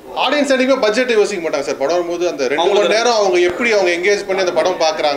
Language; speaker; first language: Tamil; native; Tamil